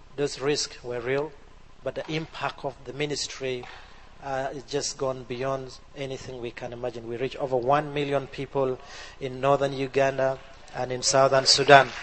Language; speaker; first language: English; non-native, local second language; Acoli